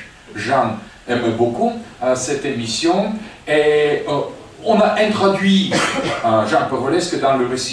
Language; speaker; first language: French; non-native, fluent; Russian